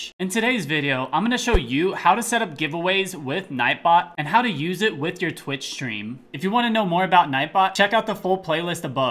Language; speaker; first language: English; native; English